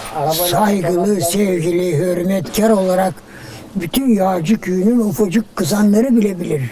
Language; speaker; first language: Turkish; native; Turkish